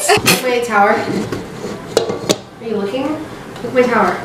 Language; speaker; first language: English; native; English